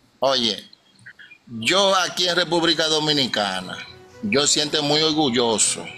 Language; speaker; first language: Spanish; non-native, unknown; Haitian Creole